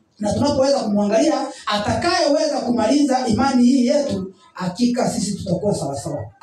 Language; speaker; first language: Swahili; non-native, local second language; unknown